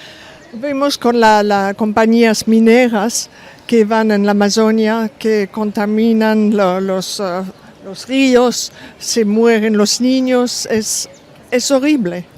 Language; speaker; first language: Spanish; non-native, fluent; French